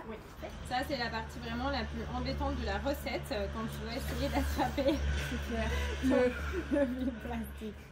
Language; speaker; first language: French; native; French